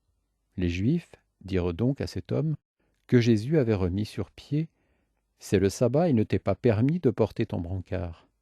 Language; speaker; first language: French; native; French